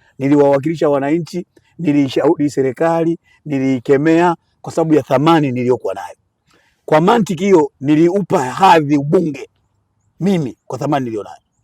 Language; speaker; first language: Swahili; native; Swahili